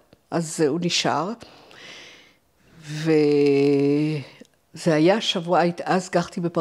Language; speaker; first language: Hebrew; non-native, fluent; French